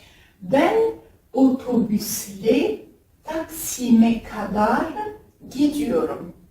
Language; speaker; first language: Turkish; non-native, learner; French